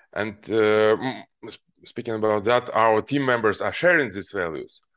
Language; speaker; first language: English; non-native, fluent; Russian